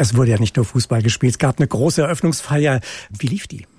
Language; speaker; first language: German; native; German